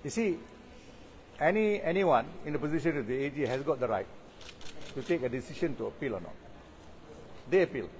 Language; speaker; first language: English; non-native, local second language; Malay